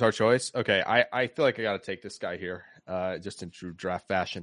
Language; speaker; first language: English; native; English